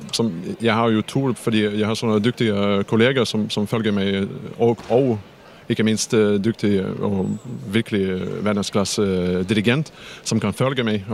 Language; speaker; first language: Danish; non-native, fluent; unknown